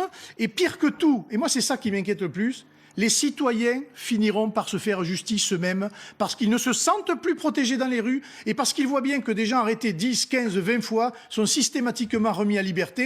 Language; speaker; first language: French; native; French